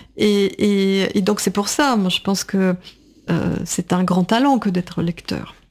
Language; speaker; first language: French; non-native, fluent; Russian